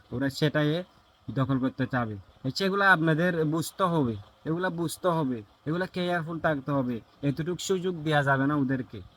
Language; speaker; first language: Bangla; native; Bangla